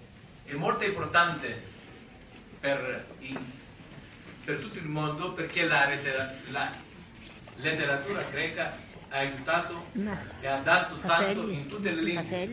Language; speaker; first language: Italian; non-native, learner; Greek